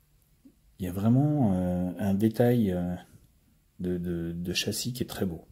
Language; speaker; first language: French; native; French